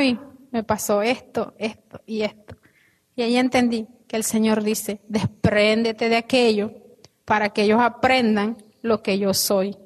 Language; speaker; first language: Spanish; native; Spanish